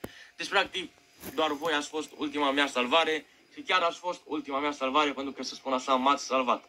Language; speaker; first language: Romanian; native; Romanian